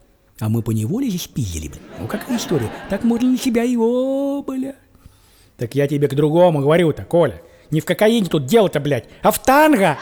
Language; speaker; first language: Russian; native; Russian